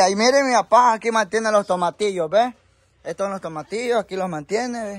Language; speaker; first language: Spanish; native; Spanish